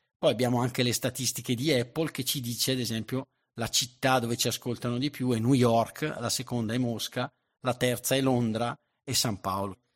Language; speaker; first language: Italian; native; Italian